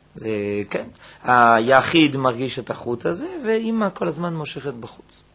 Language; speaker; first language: Hebrew; native; Hebrew